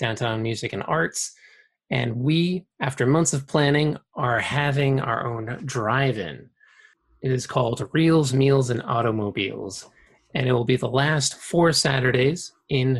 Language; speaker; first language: English; native; English